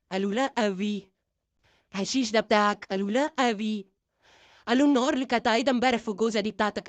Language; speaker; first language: Arabic; native; Arabic